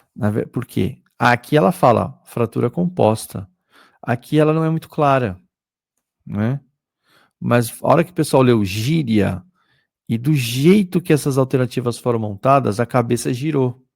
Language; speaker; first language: Portuguese; native; Portuguese